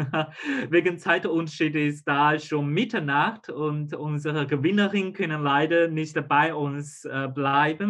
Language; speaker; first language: German; non-native, fluent; Chinese